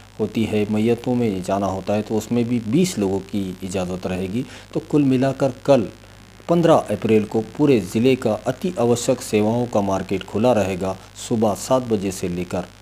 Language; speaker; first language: Hindi; non-native, local second language; Urdu